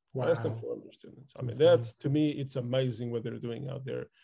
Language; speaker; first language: English; non-native, fluent; Portuguese